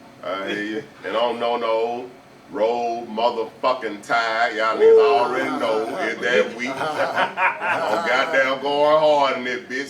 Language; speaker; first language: English; native; English